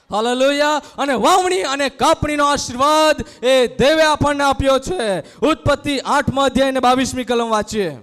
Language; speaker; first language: Gujarati; non-native, local second language; Gamit